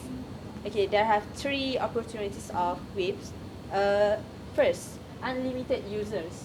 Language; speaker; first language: English; non-native, learner; Malay